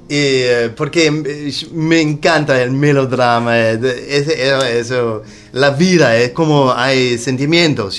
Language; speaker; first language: Spanish; non-native, learner; Danish